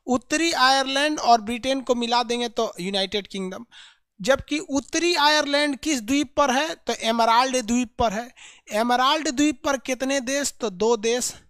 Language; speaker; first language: Hindi; native; Hindi